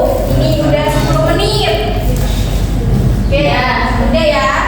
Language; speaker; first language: Indonesian; native; Indonesian